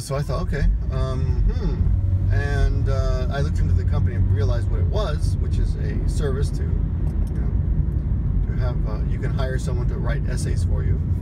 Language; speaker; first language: English; early bilingual, other home language; Spanish